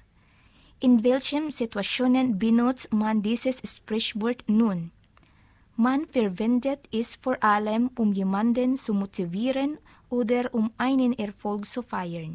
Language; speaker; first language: German; non-native, learner; Filipino